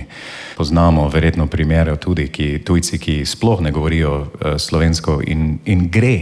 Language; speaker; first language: Slovenian; non-native, learner; English